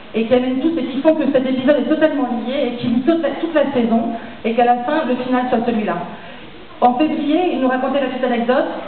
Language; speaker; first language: French; native; French